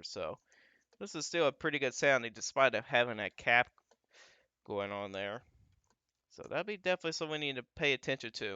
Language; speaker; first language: English; native; English